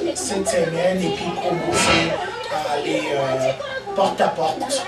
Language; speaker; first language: French; non-native, local second language; Lingala